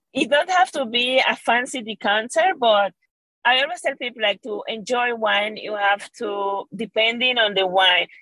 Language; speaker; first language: English; non-native, fluent; Spanish